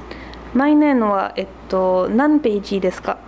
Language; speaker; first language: Japanese; non-native, learner; French